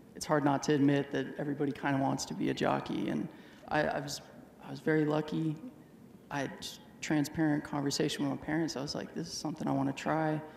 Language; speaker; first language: English; native; English